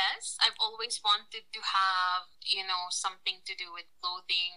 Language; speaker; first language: English; non-native, local second language; Filipino